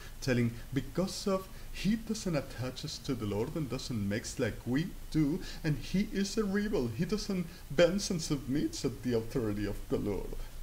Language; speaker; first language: English; non-native, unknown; Spanish